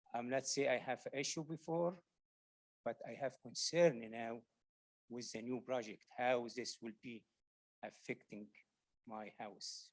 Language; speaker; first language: English; non-native, learner; Arabic